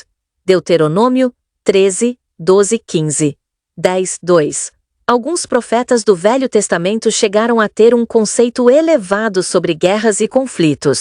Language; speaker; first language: Portuguese; native; Portuguese